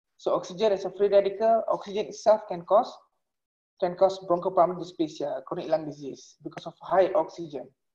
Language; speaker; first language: English; non-native, local second language; Malay